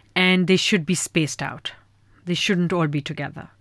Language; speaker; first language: English; non-native, local second language; Urdu